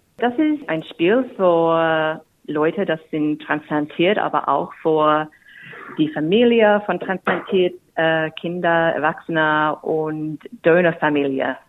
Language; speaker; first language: German; non-native, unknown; English